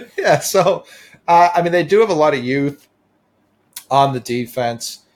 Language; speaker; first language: English; native; English